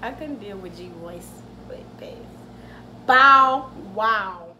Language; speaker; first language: English; native; English